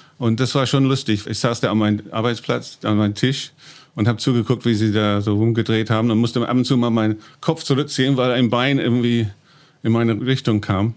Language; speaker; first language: German; non-native, fluent; English